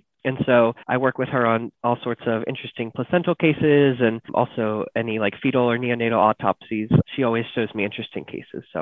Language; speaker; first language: English; native; English